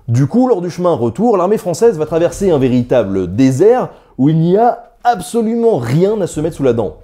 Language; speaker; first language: French; native; French